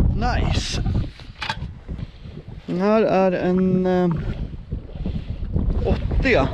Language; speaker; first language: Swedish; native; Swedish